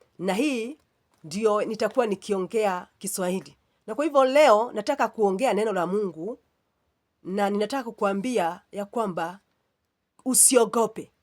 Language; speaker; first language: Swahili; non-native, local second language; Kikuyu